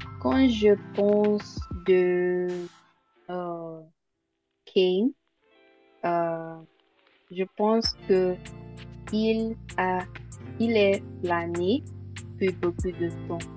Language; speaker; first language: French; non-native, learner; Yoruba